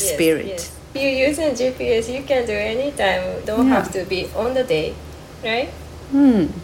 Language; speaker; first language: English; non-native, learner; Japanese